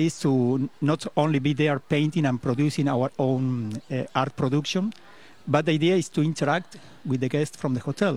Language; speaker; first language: English; non-native, fluent; Spanish